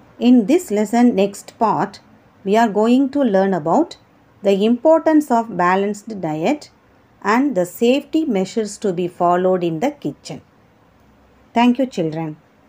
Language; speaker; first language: English; non-native, local second language; Tamil